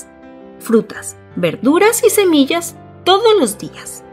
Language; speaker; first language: Spanish; native; Spanish